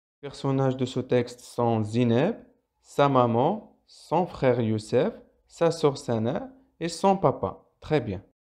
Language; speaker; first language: French; non-native, local second language; Arabic